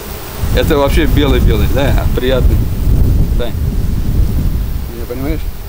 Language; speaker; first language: Russian; non-native, local second language; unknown